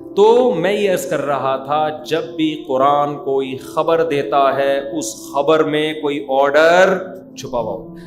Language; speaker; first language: Urdu; native; Urdu